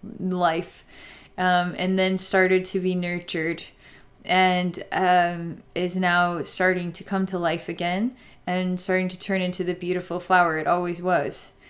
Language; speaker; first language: English; native; English